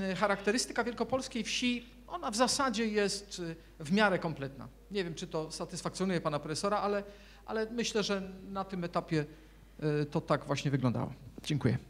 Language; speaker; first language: Polish; native; Polish